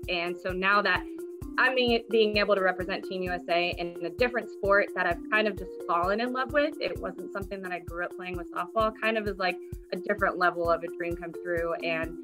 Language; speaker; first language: English; native; English